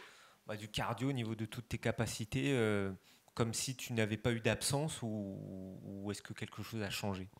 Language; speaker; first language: French; native; French